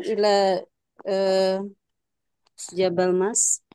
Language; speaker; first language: Arabic; non-native, learner; Indonesian